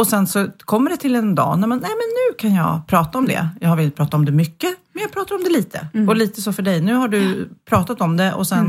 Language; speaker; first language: Swedish; native; Swedish